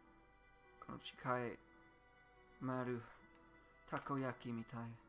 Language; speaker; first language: Japanese; non-native, learner; English